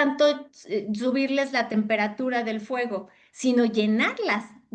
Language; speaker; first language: Spanish; native; Spanish